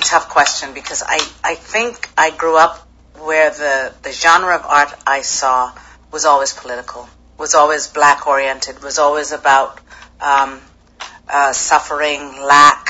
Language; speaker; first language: English; native; English